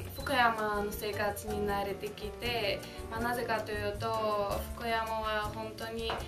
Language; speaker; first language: Japanese; non-native, fluent; Bulgarian